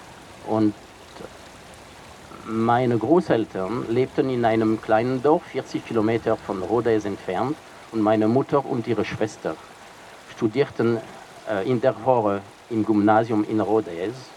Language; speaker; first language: German; non-native, fluent; French